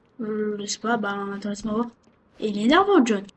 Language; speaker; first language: French; native; French